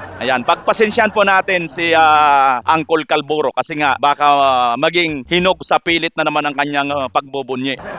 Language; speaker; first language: Filipino; native; Filipino